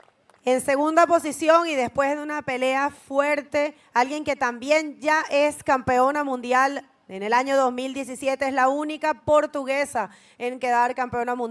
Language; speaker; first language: Spanish; native; Spanish